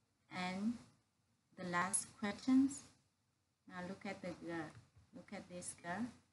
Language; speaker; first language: English; non-native, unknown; Vietnamese